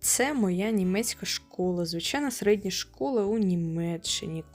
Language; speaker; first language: Ukrainian; non-native, local second language; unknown